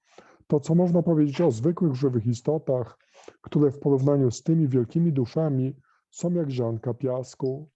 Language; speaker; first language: Polish; native; Polish